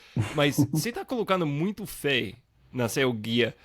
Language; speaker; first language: Portuguese; non-native, fluent; English